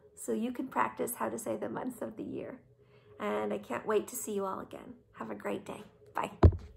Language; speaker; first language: English; native; English